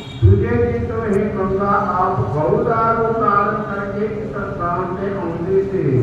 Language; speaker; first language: Hindi; non-native, local second language; Punjabi